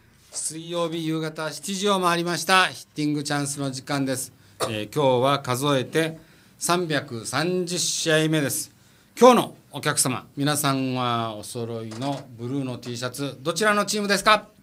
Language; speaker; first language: Japanese; native; Japanese